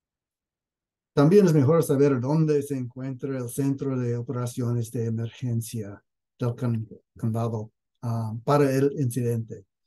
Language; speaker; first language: Spanish; non-native, fluent; English